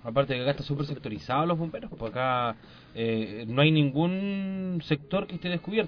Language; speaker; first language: Spanish; native; Spanish